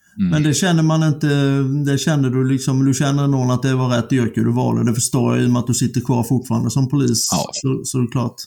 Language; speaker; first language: Swedish; native; Swedish